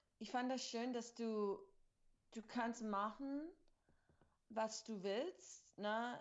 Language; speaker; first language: German; non-native, learner; English